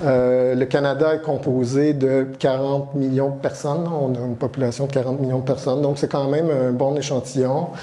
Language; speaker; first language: French; native; French